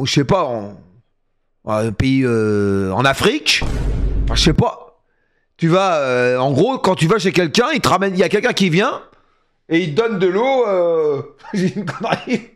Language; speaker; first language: French; native; French